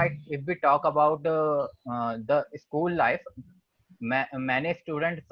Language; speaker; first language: English; non-native, learner; Hindi